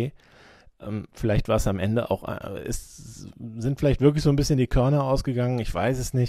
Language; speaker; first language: German; native; German